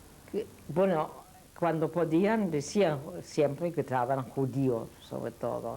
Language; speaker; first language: Spanish; non-native, fluent; Yiddish